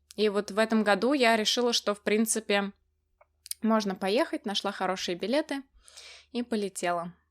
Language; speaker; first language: Russian; native; Russian